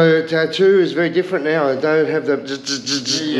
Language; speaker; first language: English; native; English